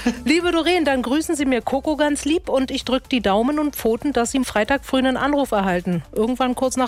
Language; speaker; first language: German; native; German